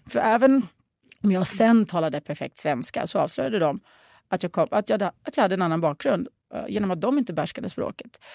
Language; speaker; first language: Swedish; early bilingual, other home language; Russian